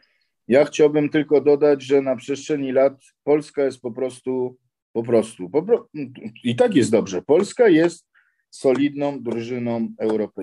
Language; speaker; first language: Polish; early bilingual, heritage; Polish